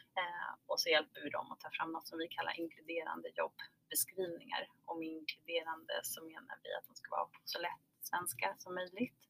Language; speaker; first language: Swedish; early bilingual, other home language; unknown